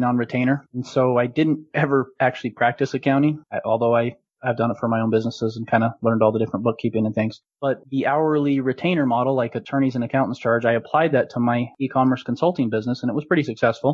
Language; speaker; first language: English; native; English